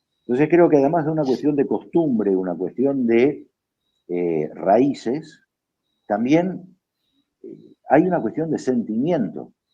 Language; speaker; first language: Spanish; native; Spanish